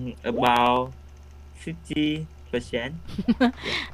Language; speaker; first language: English; non-native, learner; Vietnamese